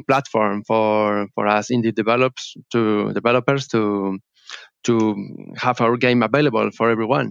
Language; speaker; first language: English; non-native, learner; Spanish